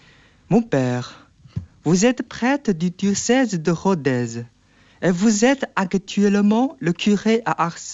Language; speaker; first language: French; non-native, fluent; Chinese